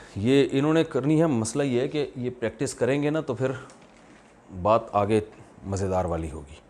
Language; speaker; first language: Urdu; native; Urdu